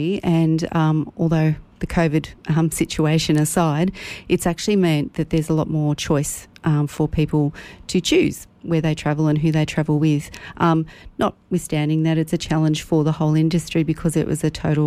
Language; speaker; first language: English; native; English